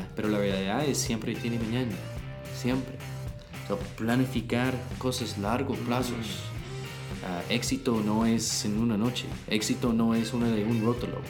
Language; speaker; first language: Spanish; non-native, learner; English